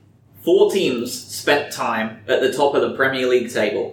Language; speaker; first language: English; native; English